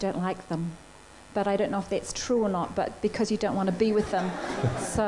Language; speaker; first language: English; native; English